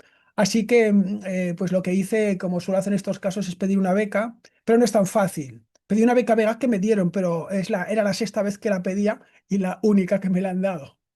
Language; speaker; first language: Spanish; native; Spanish